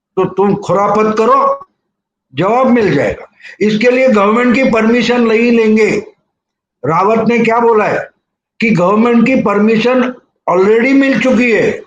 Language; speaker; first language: Hindi; non-native, local second language; Marathi